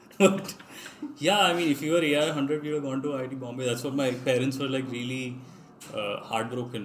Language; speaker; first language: English; non-native, local second language; Hindi